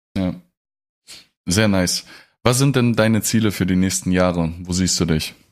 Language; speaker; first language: German; non-native, fluent; Russian